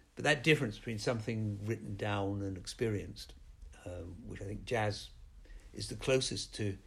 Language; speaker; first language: English; native; English